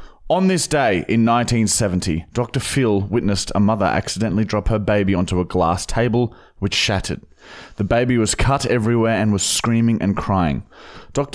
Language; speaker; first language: English; early bilingual, other home language; German